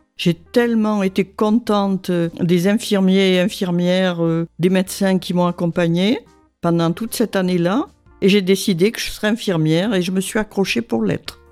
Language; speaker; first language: French; native; French